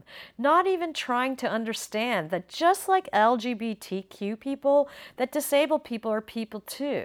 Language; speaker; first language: English; native; English